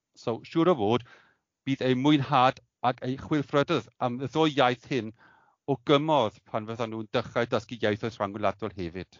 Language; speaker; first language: Welsh; non-native, fluent; German